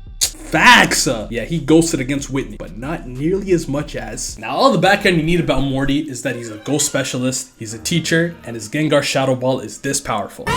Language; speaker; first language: English; native; English